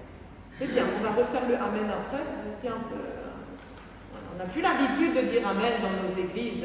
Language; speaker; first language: French; native; French